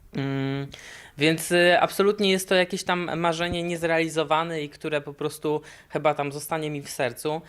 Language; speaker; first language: Polish; native; Polish